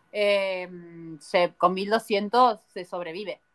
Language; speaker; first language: Spanish; native; Spanish